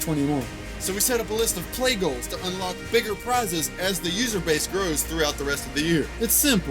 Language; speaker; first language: English; native; English